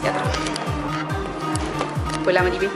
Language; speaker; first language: Spanish; native; Spanish